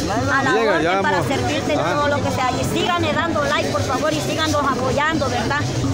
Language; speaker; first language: Spanish; native; Spanish